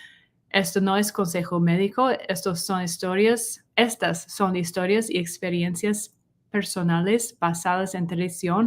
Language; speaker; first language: Spanish; non-native, learner; English